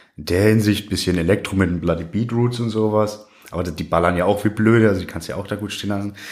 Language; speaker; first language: German; native; German